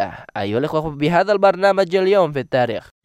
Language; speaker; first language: Arabic; non-native, fluent; Indonesian